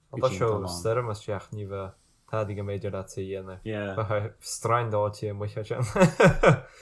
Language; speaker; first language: Irish; native; Irish